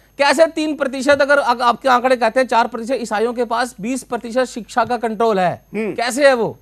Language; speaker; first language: Hindi; native; Hindi